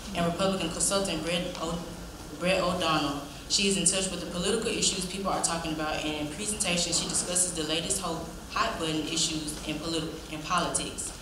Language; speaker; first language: English; native; English